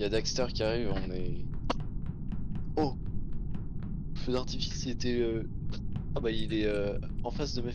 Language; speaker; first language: French; native; French